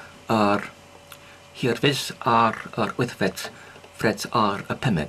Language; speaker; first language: Welsh; non-native, learner; English